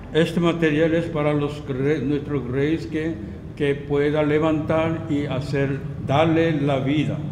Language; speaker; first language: Spanish; non-native, learner; Korean